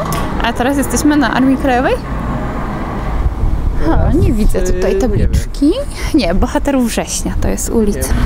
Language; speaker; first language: Polish; native; Polish